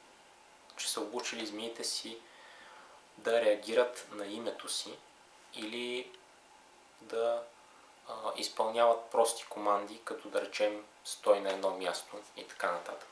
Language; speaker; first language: Bulgarian; native; Bulgarian